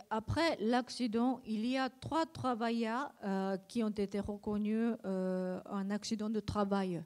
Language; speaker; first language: French; non-native, learner; Japanese